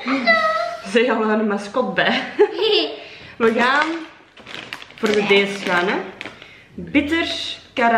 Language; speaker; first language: Dutch; native; Dutch